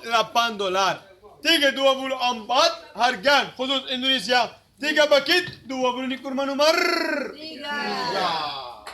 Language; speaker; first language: Indonesian; non-native, learner; Arabic